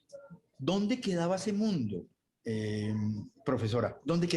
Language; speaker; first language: Spanish; native; Spanish